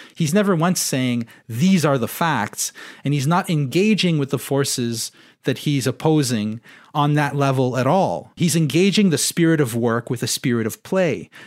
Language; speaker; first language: English; non-native, fluent; French